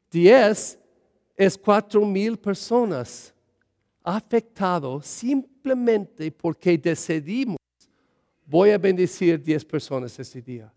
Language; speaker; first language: Spanish; early bilingual, heritage; English